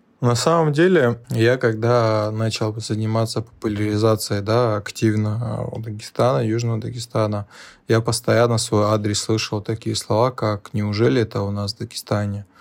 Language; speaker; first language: Russian; non-native, local second language; Lezghian